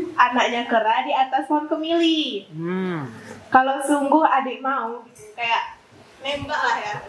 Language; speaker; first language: Indonesian; non-native, local second language; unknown